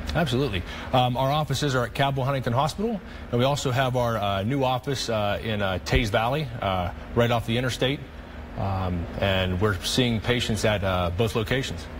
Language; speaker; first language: English; native; English